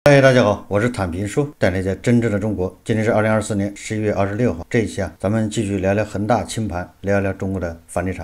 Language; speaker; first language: Chinese; native; Chinese